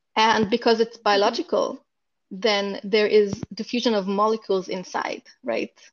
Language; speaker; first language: English; non-native, fluent; Hebrew